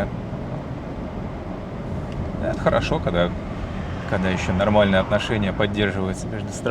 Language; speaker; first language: Russian; native; Russian